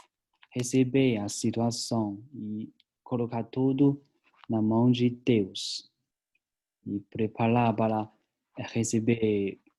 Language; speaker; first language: Portuguese; non-native, learner; Chinese